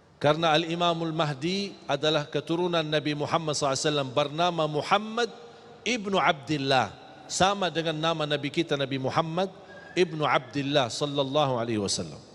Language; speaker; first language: Malay; non-native, fluent; Arabic